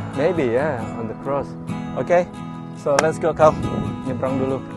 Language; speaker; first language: English; non-native, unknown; Indonesian